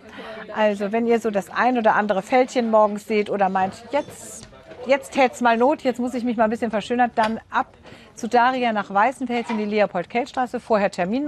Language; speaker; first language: German; native; German